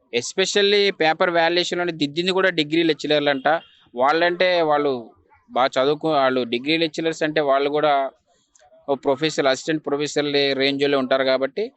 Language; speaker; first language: Telugu; native; Telugu